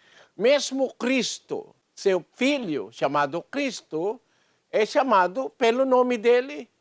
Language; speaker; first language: Portuguese; non-native, learner; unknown